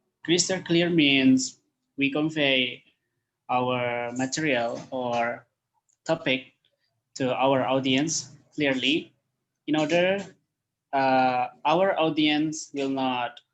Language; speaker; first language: English; non-native, learner; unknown